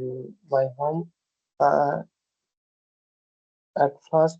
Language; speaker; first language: English; non-native, learner; Bangla